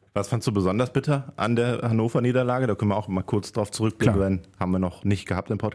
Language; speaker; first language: German; native; German